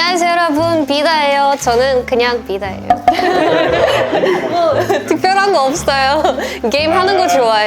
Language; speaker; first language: Korean; non-native, fluent; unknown